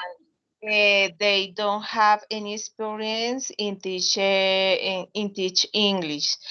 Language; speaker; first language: English; non-native, learner; Spanish